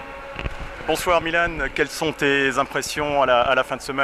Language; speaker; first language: French; native; French